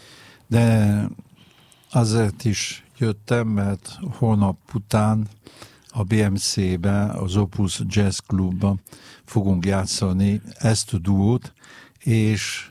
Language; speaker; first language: Hungarian; non-native, fluent; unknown